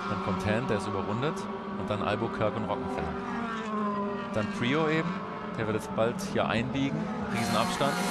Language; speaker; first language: German; native; German